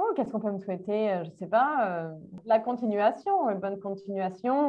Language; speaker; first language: French; native; French